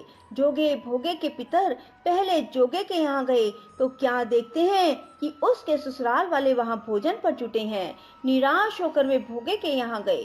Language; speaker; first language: Hindi; native; Hindi